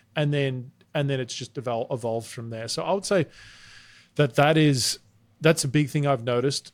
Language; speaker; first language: English; native; English